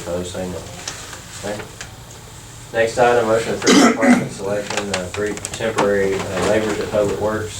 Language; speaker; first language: English; native; English